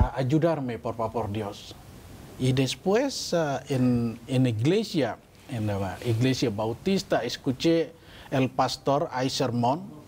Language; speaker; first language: Spanish; non-native, learner; Indonesian